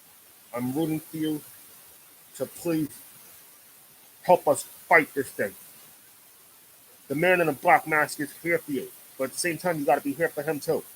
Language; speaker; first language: English; native; English